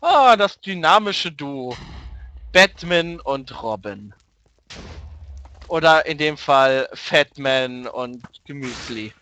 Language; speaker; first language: German; native; German